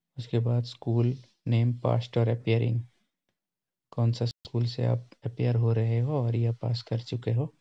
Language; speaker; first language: Hindi; non-native, local second language; Bangla